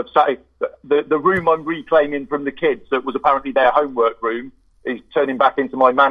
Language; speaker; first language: English; native; English